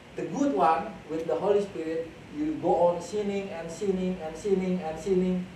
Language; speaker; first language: English; non-native, fluent; Indonesian